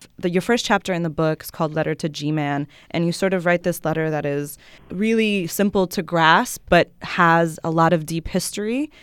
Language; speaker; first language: English; native; English